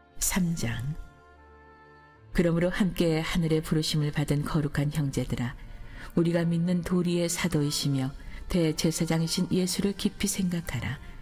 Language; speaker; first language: Korean; native; Korean